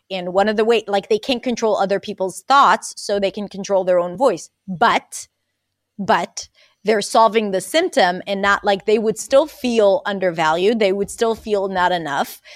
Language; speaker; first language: English; non-native, fluent; Hebrew